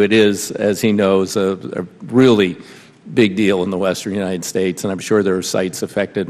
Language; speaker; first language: English; native; English